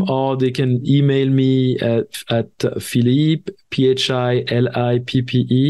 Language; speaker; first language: English; non-native, fluent; French